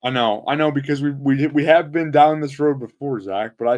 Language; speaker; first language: English; native; English